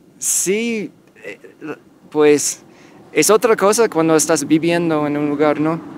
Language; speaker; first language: Spanish; non-native, fluent; English